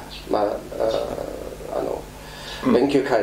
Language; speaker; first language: Japanese; non-native, fluent; German